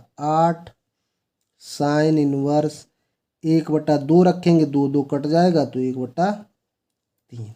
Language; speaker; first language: Hindi; native; Hindi